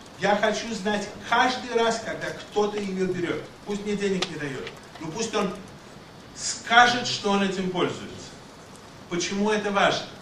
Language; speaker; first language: Russian; native; Russian